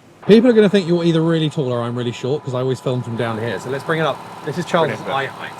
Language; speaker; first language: English; native; English